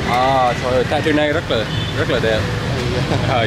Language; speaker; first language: Vietnamese; non-native, learner; English